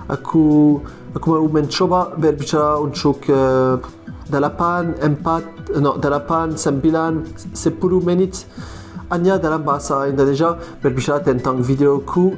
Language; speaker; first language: Indonesian; non-native, learner; French